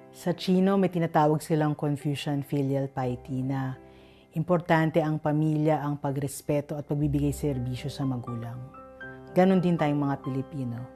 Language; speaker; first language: Filipino; native; Filipino